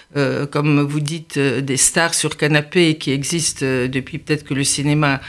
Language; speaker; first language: French; non-native, fluent; Bulgarian